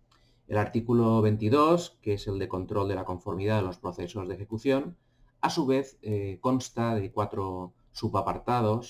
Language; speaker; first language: Spanish; native; Spanish